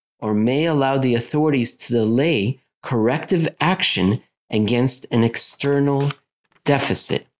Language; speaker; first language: English; native; English